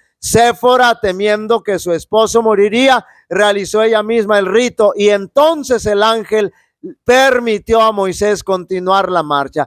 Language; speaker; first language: Spanish; native; Spanish